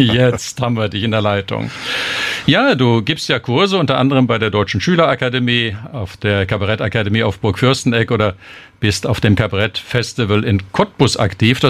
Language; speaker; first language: German; native; German